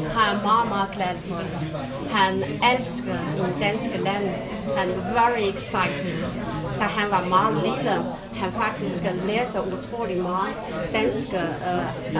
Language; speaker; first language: Danish; non-native, fluent; Chinese